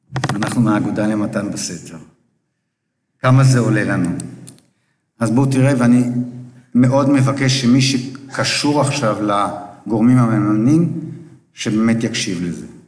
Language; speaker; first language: Hebrew; native; Hebrew